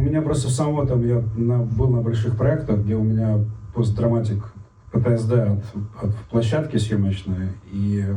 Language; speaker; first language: Russian; native; Russian